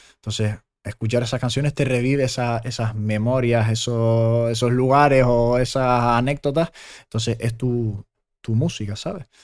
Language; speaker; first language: Spanish; early bilingual, other home language; German